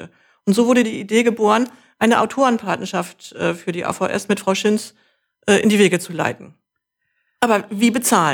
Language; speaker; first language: German; native; German